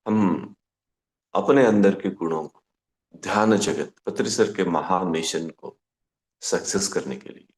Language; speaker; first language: Hindi; non-native, local second language; Kannada